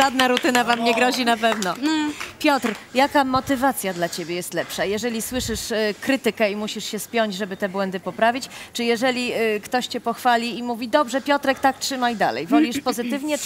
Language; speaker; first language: Polish; native; Polish